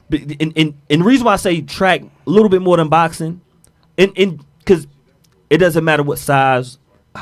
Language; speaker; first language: English; native; English